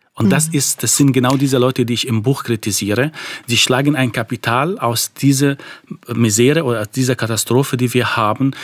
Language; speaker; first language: German; non-native, fluent; Arabic